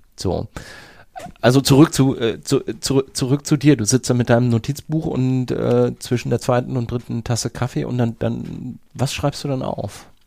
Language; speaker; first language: German; native; German